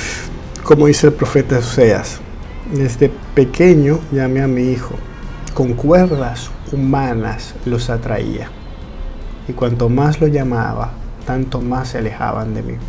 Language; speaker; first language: Spanish; native; Spanish